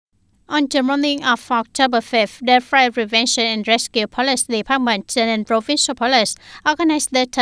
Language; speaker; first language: English; non-native, fluent; Vietnamese